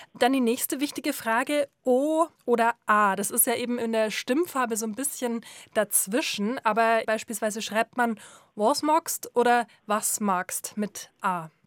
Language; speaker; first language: German; native; German